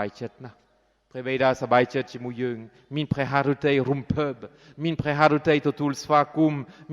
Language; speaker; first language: Khmer; non-native, fluent; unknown